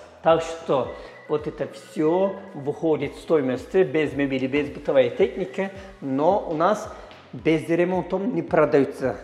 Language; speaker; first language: Russian; non-native, fluent; Turkish